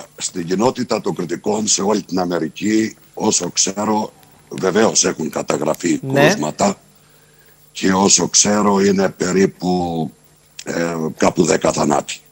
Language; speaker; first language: Greek; native; Greek